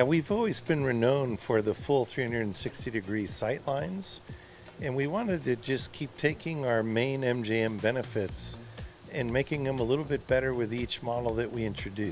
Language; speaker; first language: English; native; English